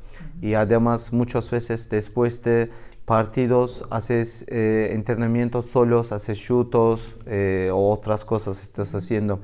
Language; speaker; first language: Spanish; non-native, learner; Turkish